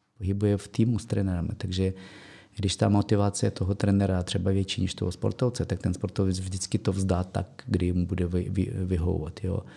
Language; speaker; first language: Czech; non-native, fluent; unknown